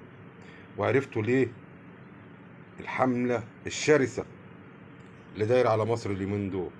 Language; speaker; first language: Arabic; native; Arabic